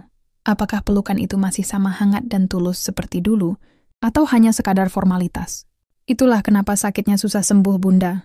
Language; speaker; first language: Indonesian; native; Indonesian